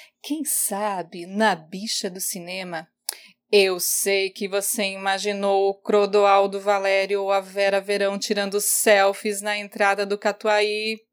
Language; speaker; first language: Portuguese; native; Portuguese